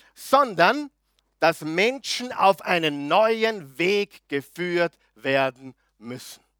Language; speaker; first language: German; native; German